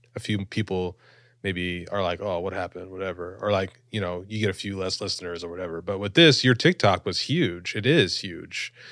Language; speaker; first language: English; native; English